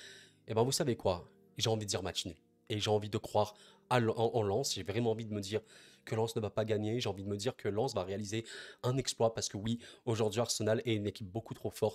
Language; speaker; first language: French; native; French